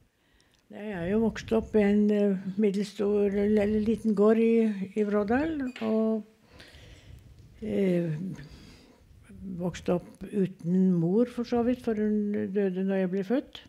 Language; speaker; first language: Norwegian; native; Norwegian